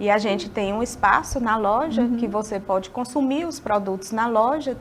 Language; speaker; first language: Portuguese; native; Portuguese